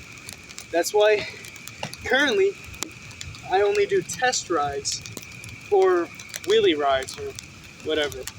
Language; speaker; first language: English; native; English